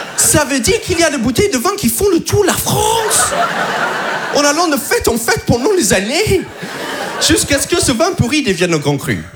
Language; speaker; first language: French; non-native, fluent; English